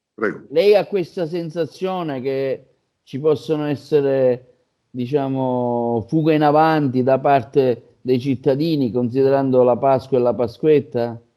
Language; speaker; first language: Italian; native; Italian